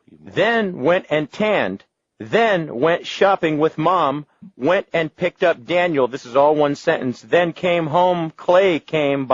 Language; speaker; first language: English; native; English